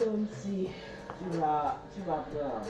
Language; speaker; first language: French; non-native, learner; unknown